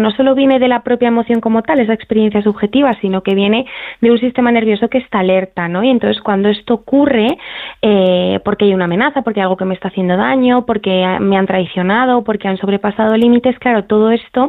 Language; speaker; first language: Spanish; native; Spanish